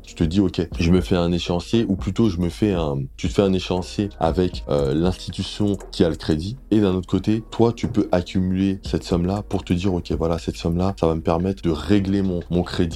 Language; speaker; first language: French; native; French